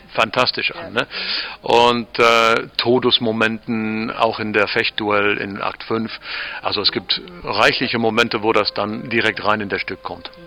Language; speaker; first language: German; non-native, fluent; English